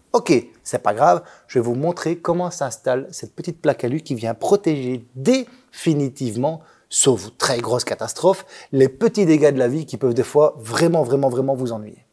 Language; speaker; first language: French; native; French